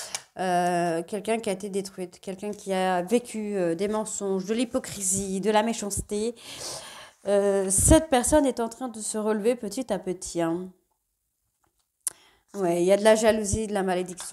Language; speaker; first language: French; native; French